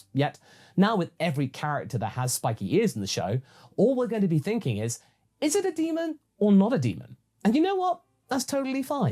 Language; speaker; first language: English; native; English